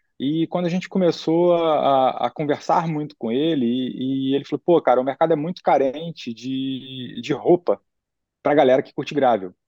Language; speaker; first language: Portuguese; native; Portuguese